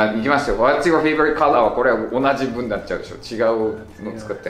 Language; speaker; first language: Japanese; native; Japanese